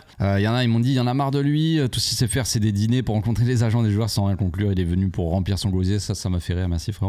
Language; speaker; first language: French; native; French